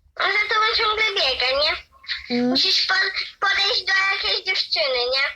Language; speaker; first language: Polish; native; Polish